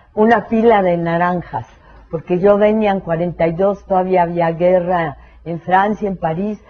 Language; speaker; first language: Spanish; early bilingual, other home language; French